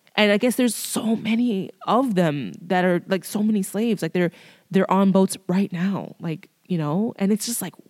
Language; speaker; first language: English; early bilingual, other home language; Thai